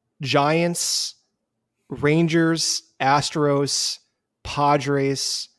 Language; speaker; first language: English; native; English